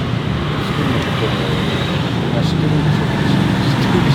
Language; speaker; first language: Japanese; native; Japanese